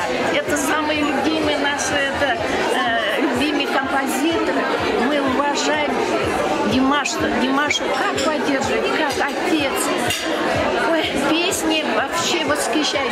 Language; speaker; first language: Russian; non-native, local second language; Kazakh